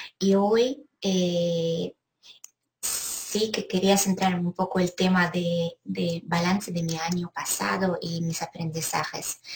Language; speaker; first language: Spanish; non-native, fluent; Ukrainian